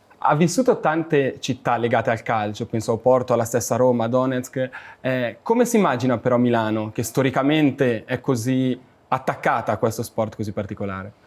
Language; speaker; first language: Italian; native; Italian